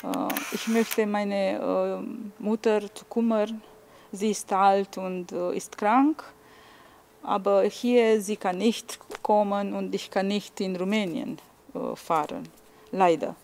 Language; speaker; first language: German; non-native, learner; Romanian